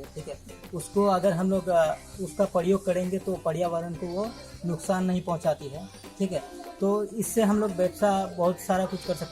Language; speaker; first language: Hindi; native; Hindi